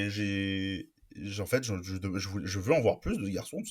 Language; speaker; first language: French; native; French